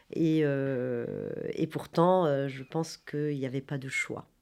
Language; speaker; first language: French; non-native, local second language; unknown